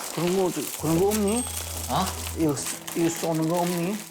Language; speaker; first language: Korean; early bilingual, heritage; Korean